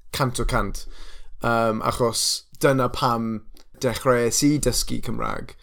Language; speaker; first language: Welsh; non-native, local second language; English